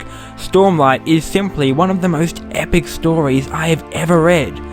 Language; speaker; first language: English; native; English